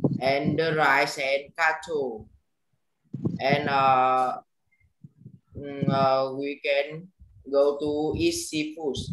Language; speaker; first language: English; non-native, learner; Vietnamese